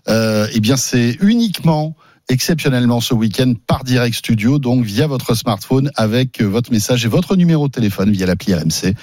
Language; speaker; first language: French; native; French